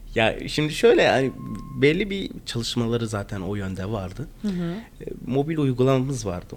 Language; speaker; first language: Turkish; non-native, fluent; Arabic